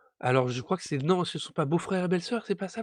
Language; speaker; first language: French; native; French